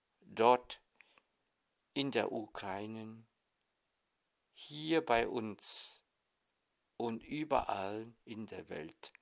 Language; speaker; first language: German; non-native, fluent; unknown